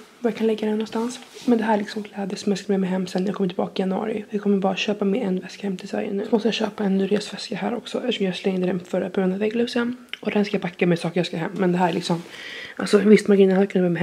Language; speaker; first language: Swedish; native; Swedish